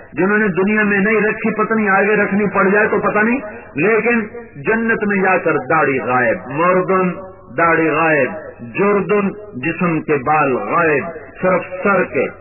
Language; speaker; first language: Urdu; non-native, local second language; Punjabi